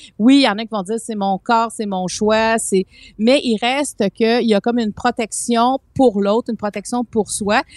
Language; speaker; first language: French; native; French